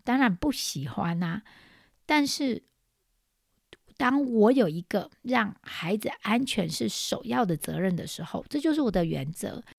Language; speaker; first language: Chinese; native; Chinese